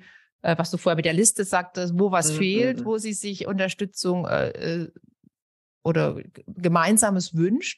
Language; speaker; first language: German; native; German